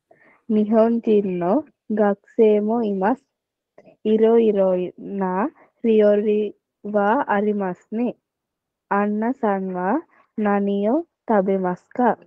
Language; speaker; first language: Japanese; non-native, learner; Sinhala